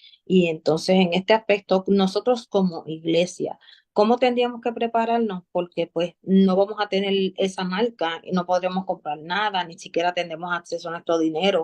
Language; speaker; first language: Spanish; native; Spanish